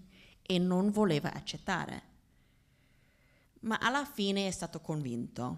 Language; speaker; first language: Italian; non-native, fluent; English